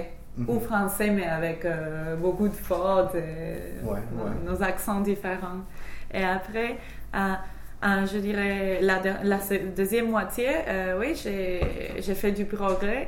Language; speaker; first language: French; non-native, fluent; English